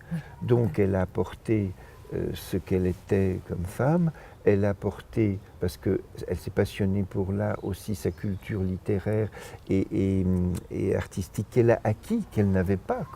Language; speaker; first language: French; native; French